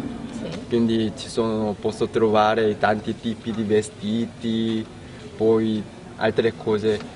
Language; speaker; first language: Italian; non-native, learner; Korean